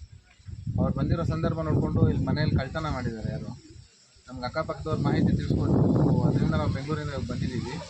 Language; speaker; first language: Kannada; native; Kannada